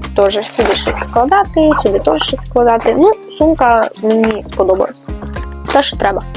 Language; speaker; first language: Ukrainian; non-native, local second language; Russian